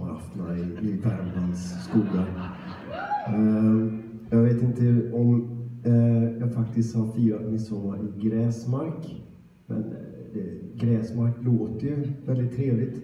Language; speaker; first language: Swedish; native; Swedish